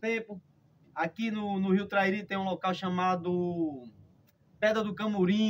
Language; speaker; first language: Portuguese; native; Portuguese